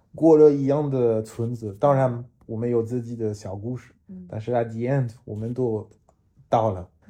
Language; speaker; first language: Chinese; non-native, fluent; French